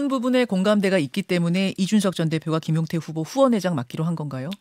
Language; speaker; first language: Korean; native; Korean